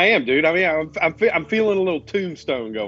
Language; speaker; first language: English; native; English